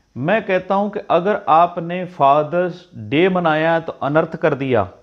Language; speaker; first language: Hindi; non-native, local second language; Punjabi